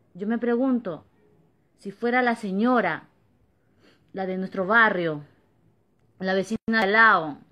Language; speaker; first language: Spanish; native; Spanish